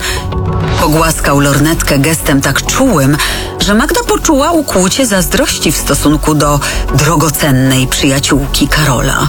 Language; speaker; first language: Polish; native; Polish